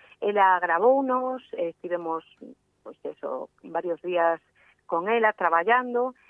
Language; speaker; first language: Galician; non-native, local second language; Spanish